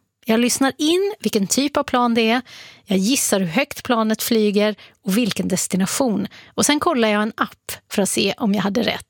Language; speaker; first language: Swedish; native; Swedish